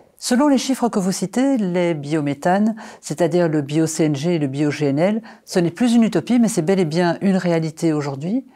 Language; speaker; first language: French; native; French